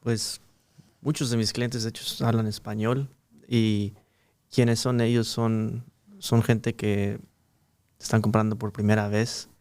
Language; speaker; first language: Spanish; early bilingual, heritage; Spanish